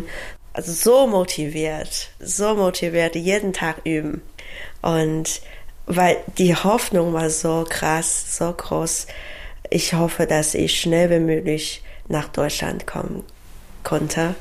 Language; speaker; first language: German; non-native, learner; Chinese